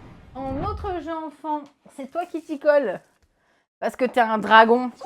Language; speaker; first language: French; native; French